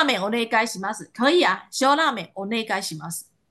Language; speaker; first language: Japanese; non-native, fluent; Chinese